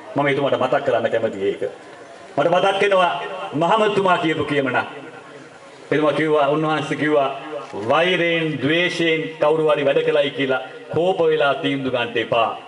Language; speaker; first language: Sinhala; non-native, local second language; Tamil